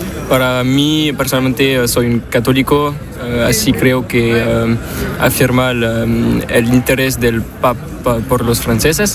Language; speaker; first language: Spanish; non-native, learner; French